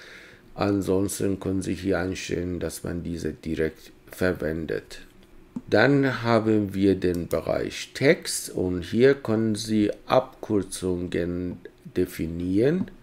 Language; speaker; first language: German; non-native, fluent; Persian